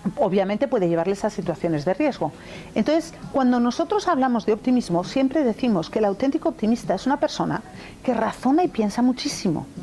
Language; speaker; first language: Spanish; early bilingual, other home language; English